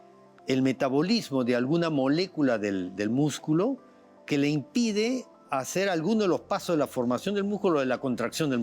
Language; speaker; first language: Spanish; native; Spanish